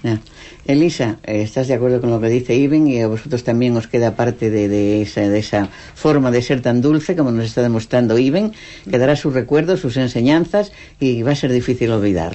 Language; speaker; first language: Spanish; native; Spanish